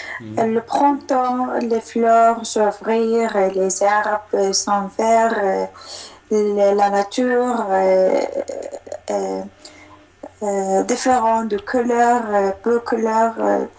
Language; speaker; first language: French; non-native, learner; Arabic